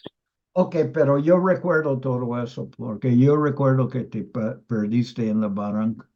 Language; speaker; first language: Spanish; non-native, fluent; English